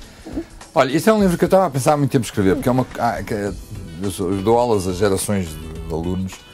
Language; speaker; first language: Portuguese; native; Portuguese